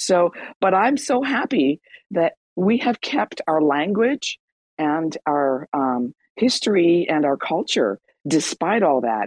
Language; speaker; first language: English; early bilingual, other home language; Persian